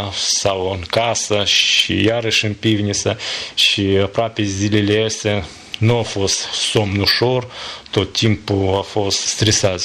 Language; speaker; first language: Romanian; non-native, learner; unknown